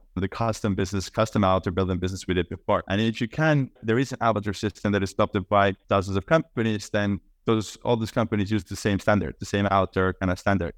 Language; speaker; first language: English; non-native, fluent; Estonian